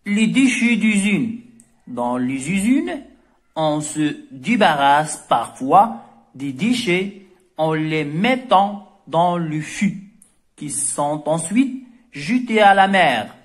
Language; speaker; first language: French; non-native, local second language; Arabic